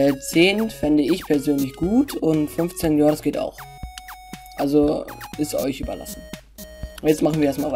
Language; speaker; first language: German; native; German